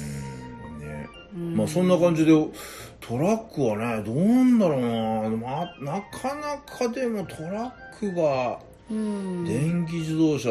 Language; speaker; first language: Japanese; native; Japanese